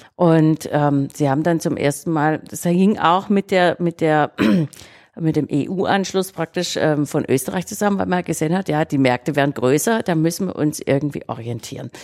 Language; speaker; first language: German; native; German